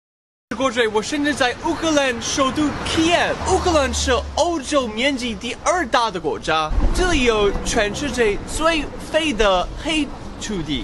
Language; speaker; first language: Chinese; non-native, fluent; English